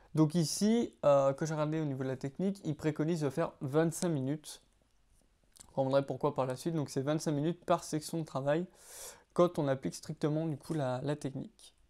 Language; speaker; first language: French; native; French